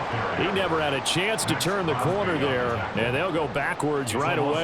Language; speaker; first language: English; native; English